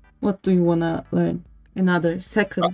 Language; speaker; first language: English; non-native, learner; Turkish